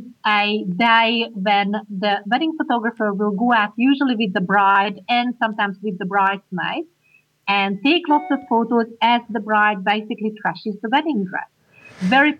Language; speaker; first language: English; non-native, fluent; Hungarian